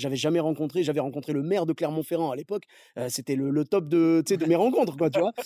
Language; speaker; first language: French; native; French